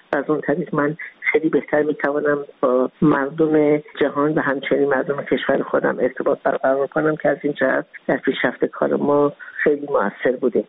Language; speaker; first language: Persian; native; Persian